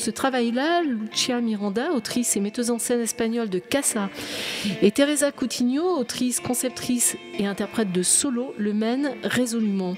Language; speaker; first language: French; native; French